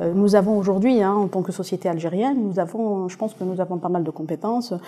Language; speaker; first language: French; non-native, local second language; Arabic